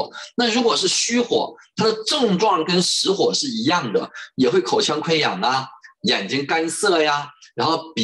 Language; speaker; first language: Chinese; native; Chinese